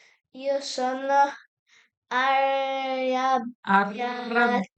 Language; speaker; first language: Italian; non-native, learner; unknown